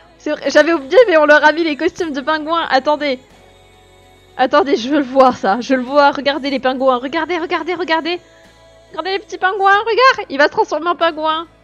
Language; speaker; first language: French; native; French